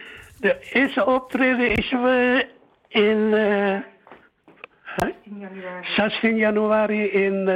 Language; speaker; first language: Dutch; early bilingual, other home language; Indonesian